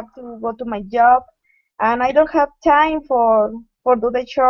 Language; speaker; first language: English; non-native, learner; Spanish